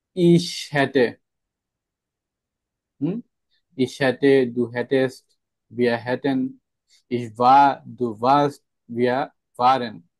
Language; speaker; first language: German; non-native, fluent; Bangla